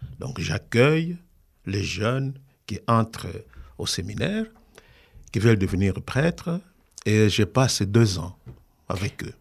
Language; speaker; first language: French; non-native, local second language; Kongo